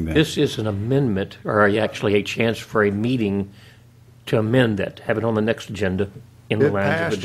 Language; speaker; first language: English; native; English